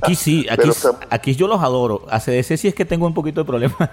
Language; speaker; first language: Spanish; native; Spanish